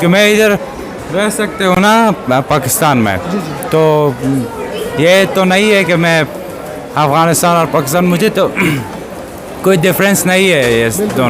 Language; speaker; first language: Hindi; non-native, learner; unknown